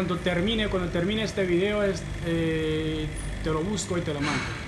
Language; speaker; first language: Spanish; non-native, fluent; Chinese